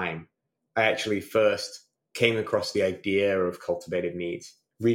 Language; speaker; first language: English; native; English